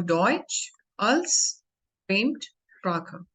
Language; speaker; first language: German; non-native, learner; Hindi